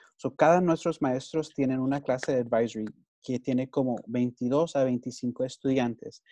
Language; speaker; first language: Spanish; early bilingual, heritage; Spanish